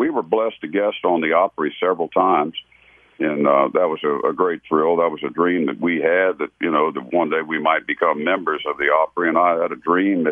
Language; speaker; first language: English; native; English